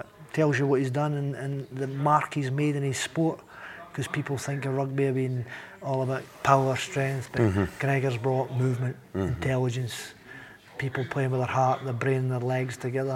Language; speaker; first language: English; native; English